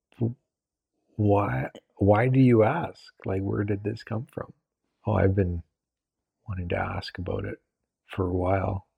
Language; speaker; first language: English; native; English